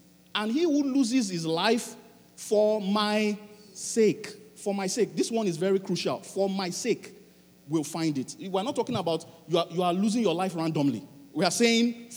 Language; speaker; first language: English; non-native, local second language; Yoruba